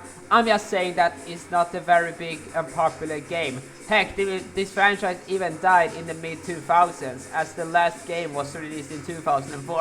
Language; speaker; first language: English; non-native, fluent; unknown